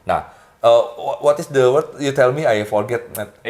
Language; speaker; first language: English; non-native, learner; Indonesian